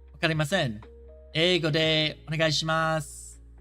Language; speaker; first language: Japanese; non-native, learner; English